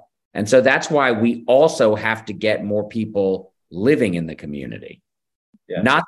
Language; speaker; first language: English; native; English